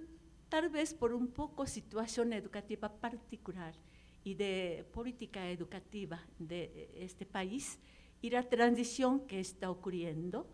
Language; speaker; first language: Spanish; non-native, fluent; Japanese